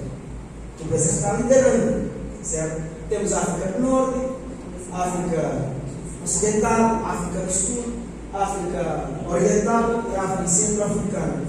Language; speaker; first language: Portuguese; non-native, local second language; Upper Guinea Crioulo